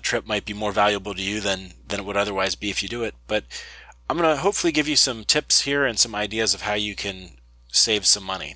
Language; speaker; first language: English; native; English